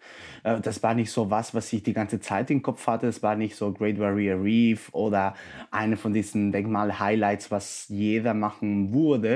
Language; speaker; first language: German; non-native, fluent; Spanish